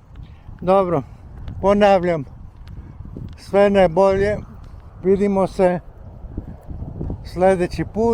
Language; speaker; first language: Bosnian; non-native, local second language; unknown